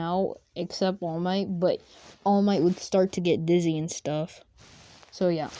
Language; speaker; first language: English; native; English